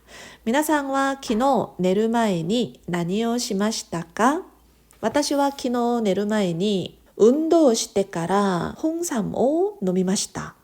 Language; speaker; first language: Japanese; non-native, fluent; Korean